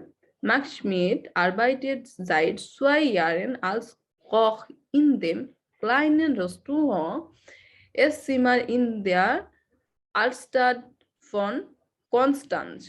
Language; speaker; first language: German; non-native, learner; Bangla